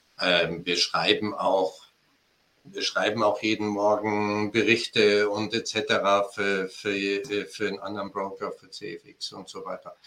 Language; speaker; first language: German; native; German